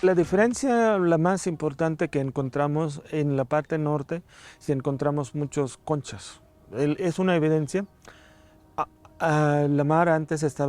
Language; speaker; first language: Spanish; non-native, fluent; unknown